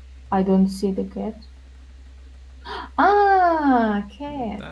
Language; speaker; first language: English; non-native, learner; Russian